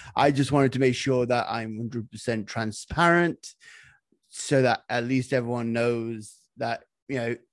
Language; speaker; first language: English; native; English